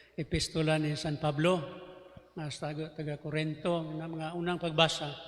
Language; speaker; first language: Cebuano; native; Cebuano